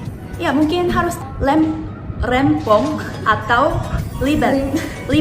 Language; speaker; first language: Indonesian; non-native, fluent; Korean